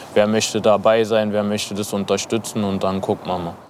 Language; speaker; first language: German; native; German